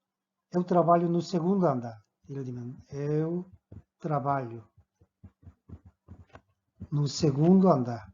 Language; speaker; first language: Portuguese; non-native, fluent; Korean